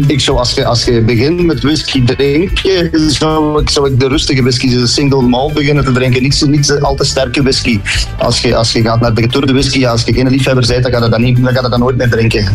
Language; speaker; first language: Dutch; native; Dutch